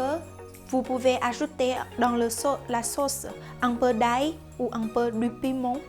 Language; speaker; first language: French; non-native, fluent; Vietnamese